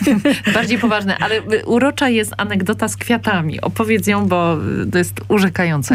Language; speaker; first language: Polish; native; Polish